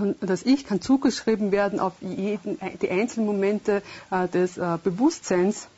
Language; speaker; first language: German; non-native, fluent; English